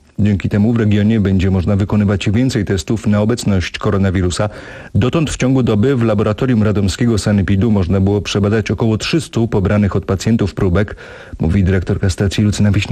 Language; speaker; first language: Polish; native; Polish